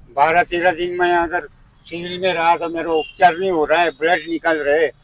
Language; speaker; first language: Hindi; non-native, local second language; Marathi